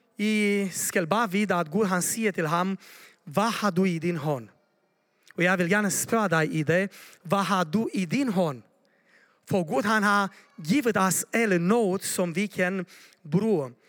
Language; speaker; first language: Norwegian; non-native, learner; Romanian